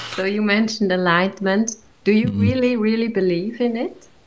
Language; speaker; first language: English; non-native, fluent; German